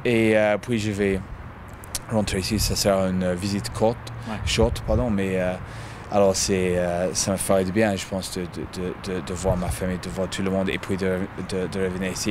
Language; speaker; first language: French; non-native, fluent; English